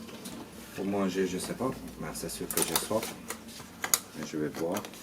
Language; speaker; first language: French; non-native, learner; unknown